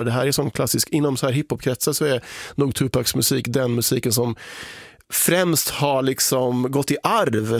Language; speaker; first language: Swedish; native; Swedish